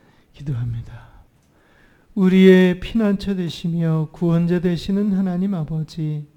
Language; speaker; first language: Korean; native; Korean